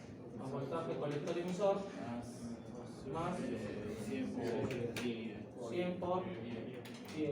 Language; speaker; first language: Spanish; native; Spanish